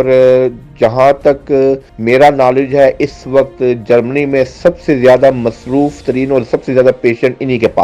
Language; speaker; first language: Urdu; native; Urdu